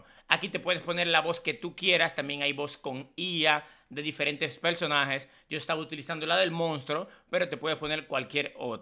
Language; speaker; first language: Spanish; native; Spanish